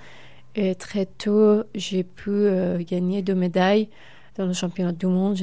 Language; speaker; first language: French; non-native, fluent; Persian